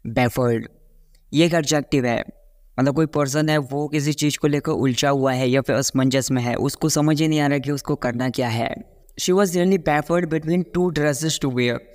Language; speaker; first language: Hindi; native; Hindi